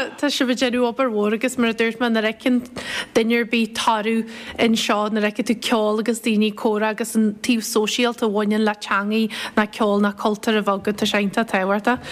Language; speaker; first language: Irish; native; Irish